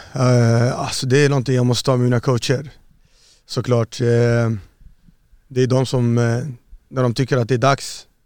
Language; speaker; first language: Swedish; early bilingual, other home language; Arabic